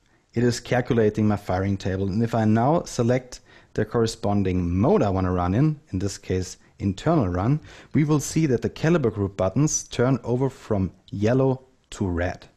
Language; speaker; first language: English; non-native, fluent; German